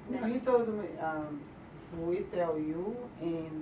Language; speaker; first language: English; non-native, learner; Portuguese